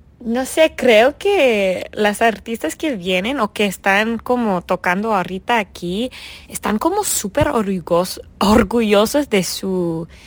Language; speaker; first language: Spanish; early bilingual, heritage; English